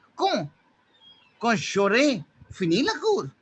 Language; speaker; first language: French; non-native, fluent; Hindi